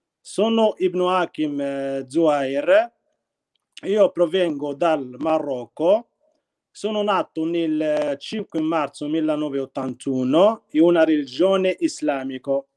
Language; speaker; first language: Italian; non-native, fluent; Arabic